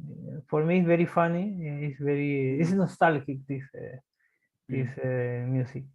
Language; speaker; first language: English; non-native, learner; Spanish